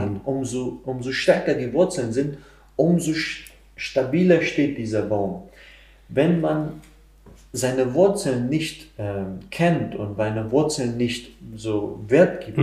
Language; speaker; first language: German; non-native, fluent; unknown